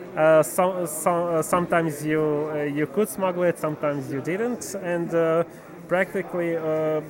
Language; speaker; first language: English; non-native, fluent; Serbian